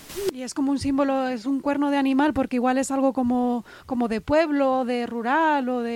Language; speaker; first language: Spanish; native; Spanish